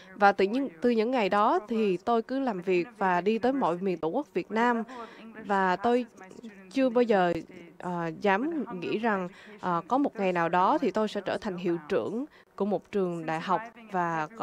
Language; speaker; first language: Vietnamese; non-native, fluent; French